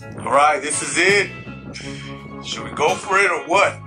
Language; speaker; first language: English; native; English